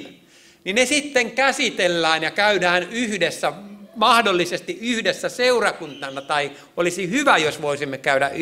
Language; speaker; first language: Finnish; native; Finnish